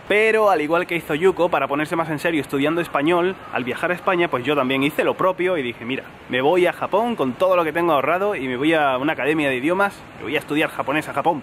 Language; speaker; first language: Spanish; native; Spanish